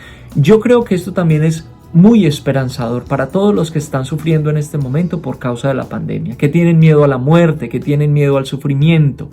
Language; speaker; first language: Spanish; native; Spanish